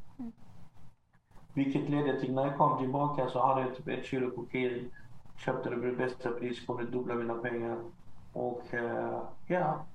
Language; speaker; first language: Swedish; early bilingual, other home language; Arabic